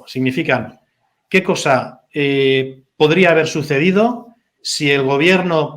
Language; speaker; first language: Spanish; native; Spanish